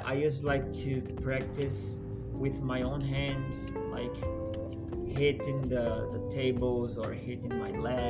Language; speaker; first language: English; non-native, fluent; Portuguese